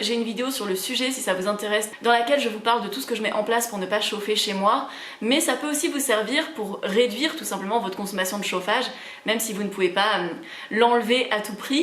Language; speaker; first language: French; native; French